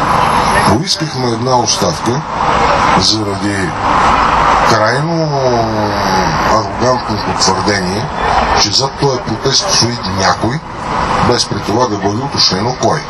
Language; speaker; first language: Bulgarian; native; Bulgarian